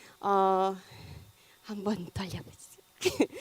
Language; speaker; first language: Korean; non-native, learner; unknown